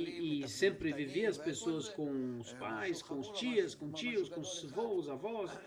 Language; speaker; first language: Portuguese; non-native, fluent; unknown